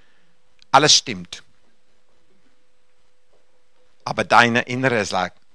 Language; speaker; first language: German; non-native, fluent; English